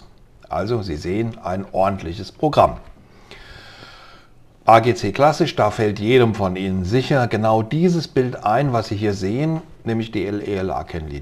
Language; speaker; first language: German; native; German